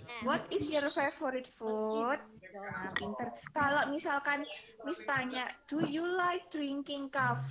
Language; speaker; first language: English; non-native, fluent; Indonesian